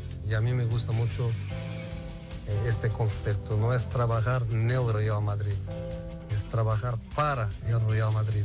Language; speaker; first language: Spanish; non-native, fluent; Portuguese